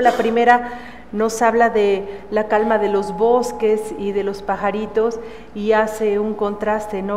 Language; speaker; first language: Spanish; native; Spanish